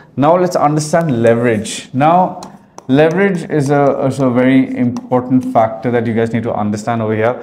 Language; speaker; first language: English; early bilingual, heritage; Arabic